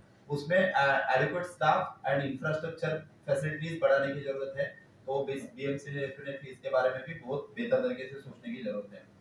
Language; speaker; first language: Hindi; non-native, local second language; Marathi